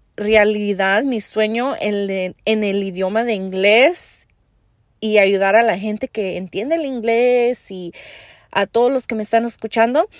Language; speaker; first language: Spanish; early bilingual, heritage; Spanish